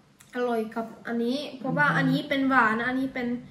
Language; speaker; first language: Thai; early bilingual, heritage; Thai